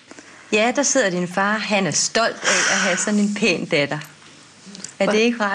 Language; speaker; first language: Danish; native; Danish